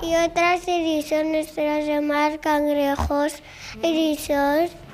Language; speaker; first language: Catalan; non-native, local second language; Spanish